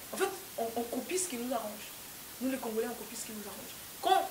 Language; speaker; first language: French; non-native, fluent; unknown